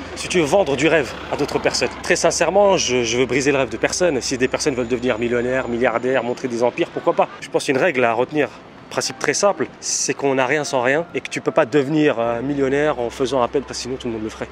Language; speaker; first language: French; native; French